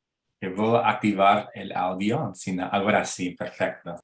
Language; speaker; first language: Spanish; non-native, fluent; English